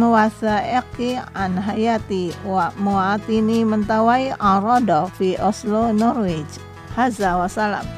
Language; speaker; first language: Arabic; non-native, fluent; Indonesian